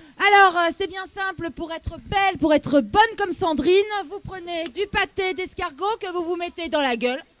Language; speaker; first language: French; native; French